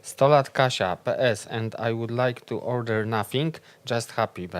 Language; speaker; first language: English; non-native, learner; Polish